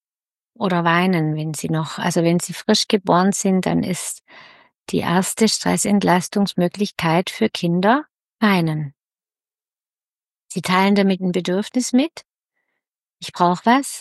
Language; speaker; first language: German; native; German